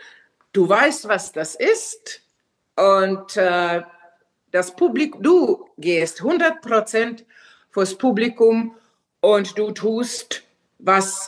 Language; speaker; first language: German; non-native, fluent; Finnish